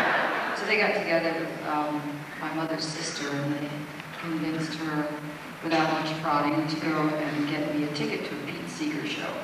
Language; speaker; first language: English; native; English